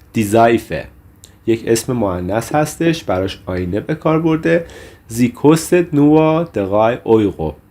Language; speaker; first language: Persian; native; Persian